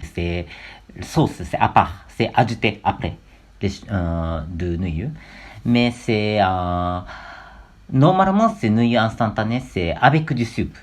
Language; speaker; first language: French; non-native, learner; Japanese